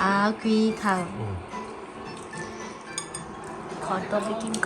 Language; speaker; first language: Korean; non-native, learner; Thai